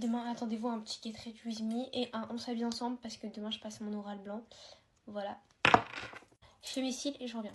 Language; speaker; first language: French; native; French